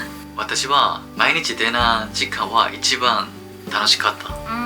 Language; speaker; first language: Japanese; non-native, learner; Korean